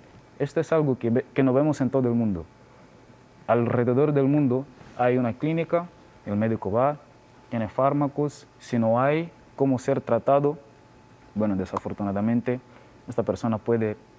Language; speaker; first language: Spanish; non-native, learner; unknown